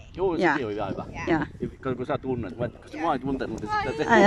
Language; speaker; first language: Finnish; native; Finnish